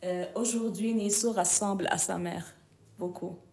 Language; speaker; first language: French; non-native, local second language; Arabic